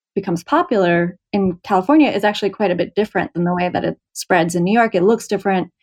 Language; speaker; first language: English; native; English